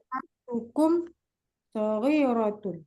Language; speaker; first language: Arabic; non-native, learner; Indonesian